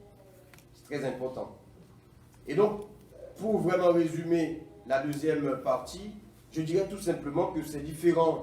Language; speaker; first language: French; non-native, local second language; Haitian Creole